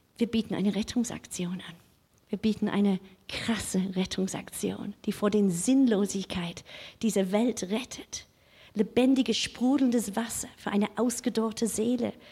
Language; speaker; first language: German; non-native, fluent; English